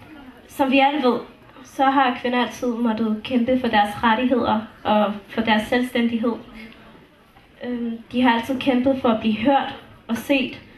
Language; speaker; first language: Danish; early bilingual, other home language; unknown